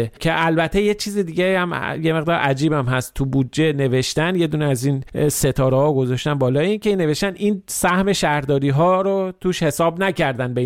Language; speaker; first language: Persian; native; Persian